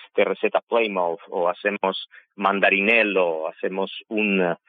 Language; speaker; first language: Spanish; non-native, fluent; Armenian